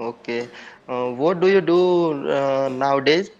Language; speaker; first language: English; non-native, learner; Hindi